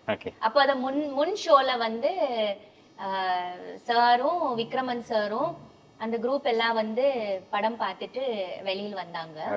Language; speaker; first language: Tamil; non-native, fluent; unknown